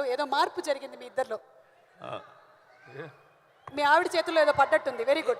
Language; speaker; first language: Telugu; native; Telugu